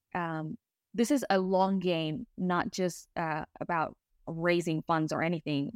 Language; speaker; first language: English; non-native, fluent; Indonesian